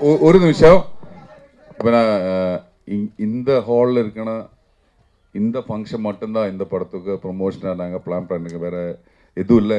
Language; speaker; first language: Tamil; non-native, learner; Malayalam